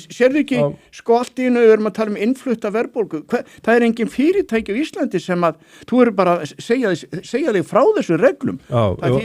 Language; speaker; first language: Icelandic; native; Icelandic